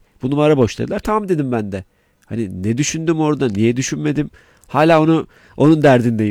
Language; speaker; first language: Turkish; native; Turkish